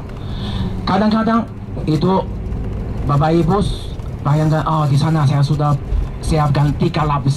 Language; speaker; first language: Indonesian; non-native, fluent; Chinese